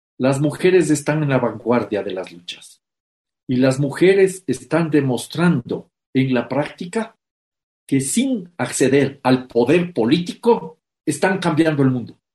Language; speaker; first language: Spanish; native; Spanish